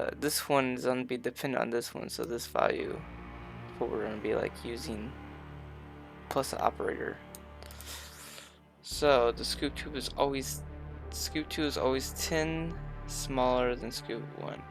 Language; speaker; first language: English; native; English